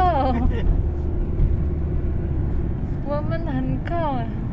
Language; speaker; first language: Chinese; non-native, learner; Indonesian